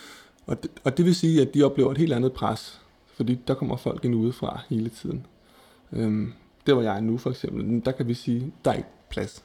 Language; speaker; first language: Danish; native; Danish